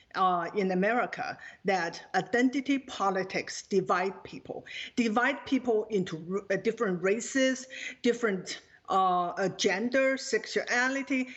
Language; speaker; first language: English; non-native, fluent; Chinese